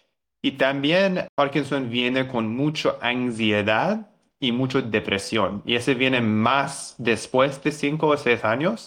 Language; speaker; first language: Spanish; non-native, learner; English